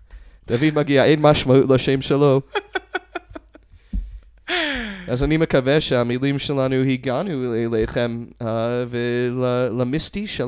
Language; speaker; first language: Hebrew; non-native, fluent; English